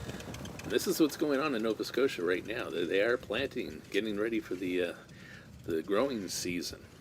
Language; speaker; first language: English; native; English